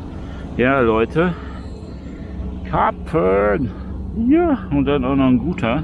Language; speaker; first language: German; native; German